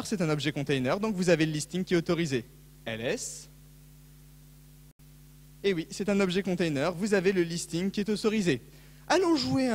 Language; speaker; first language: French; native; French